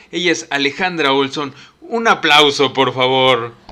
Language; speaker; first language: Spanish; native; Spanish